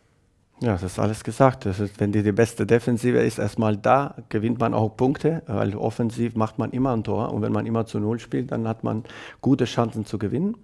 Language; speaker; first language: German; non-native, learner; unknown